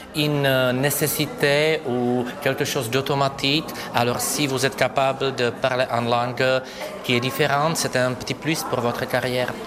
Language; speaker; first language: French; non-native, fluent; Czech